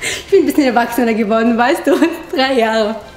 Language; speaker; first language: German; non-native, fluent; Arabic